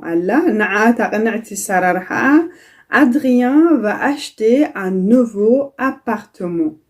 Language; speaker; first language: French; non-native, fluent; Tigrinya